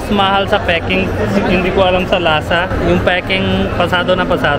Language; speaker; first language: Filipino; non-native, learner; Hindi